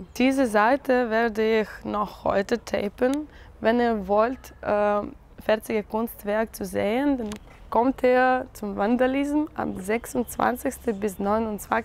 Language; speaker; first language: German; non-native, learner; Russian